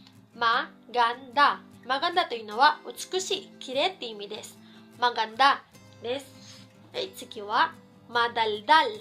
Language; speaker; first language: Japanese; non-native, fluent; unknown